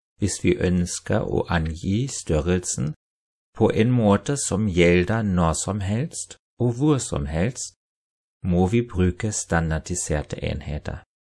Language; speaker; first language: Norwegian; non-native, fluent; German